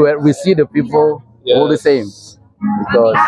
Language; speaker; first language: English; non-native, fluent; Indonesian